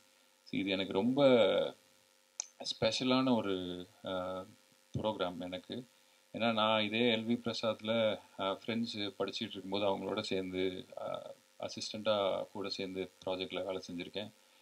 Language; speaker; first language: Tamil; native; Tamil